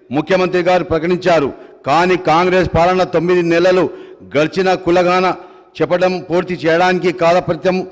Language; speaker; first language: Telugu; non-native, local second language; Urdu